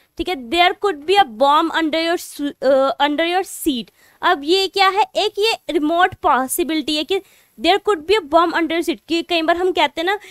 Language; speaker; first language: Hindi; non-native, local second language; Punjabi